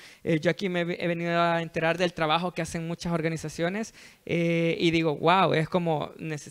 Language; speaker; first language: Spanish; native; Spanish